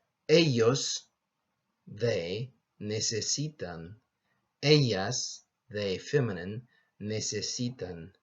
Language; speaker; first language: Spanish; non-native, fluent; English